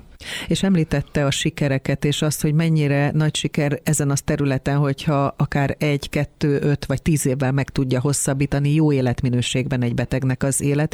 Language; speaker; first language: Hungarian; native; Hungarian